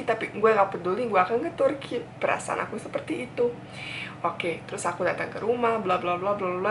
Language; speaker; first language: Indonesian; non-native, fluent; Bosnian